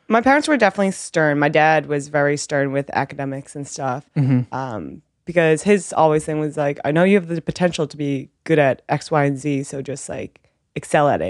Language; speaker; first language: English; early bilingual, other home language; Vietnamese